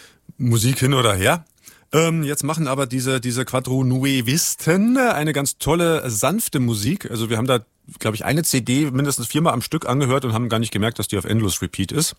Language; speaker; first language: German; native; German